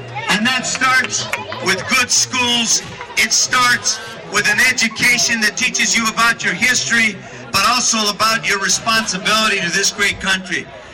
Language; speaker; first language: English; early bilingual, other home language; Spanish